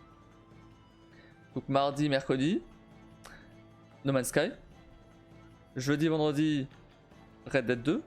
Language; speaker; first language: French; native; French